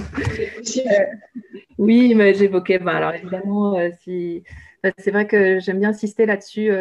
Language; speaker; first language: French; native; French